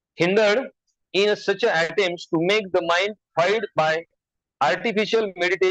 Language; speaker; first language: English; non-native, local second language; Marathi